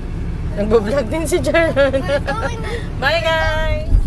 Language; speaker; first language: Filipino; native; Filipino